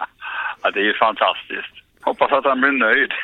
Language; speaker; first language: Swedish; native; Swedish